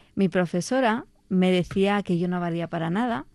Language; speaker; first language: Spanish; non-native, local second language; Catalan